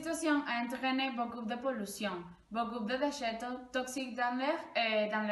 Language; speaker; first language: French; non-native, learner; Spanish